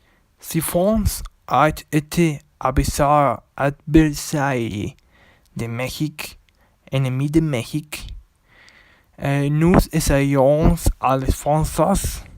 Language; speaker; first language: French; non-native, learner; Spanish